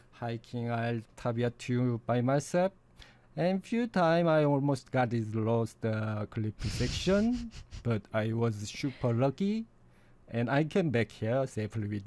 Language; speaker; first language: English; non-native, fluent; Korean